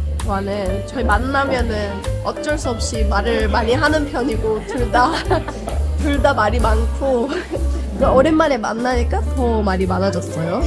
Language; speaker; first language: Korean; non-native, fluent; Turkish